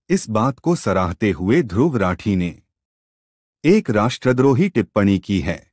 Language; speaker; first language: Hindi; native; Hindi